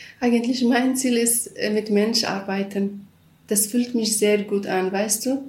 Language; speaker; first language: German; non-native, learner; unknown